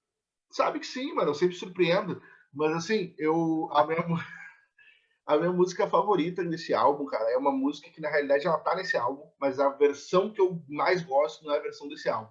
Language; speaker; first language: Portuguese; native; Portuguese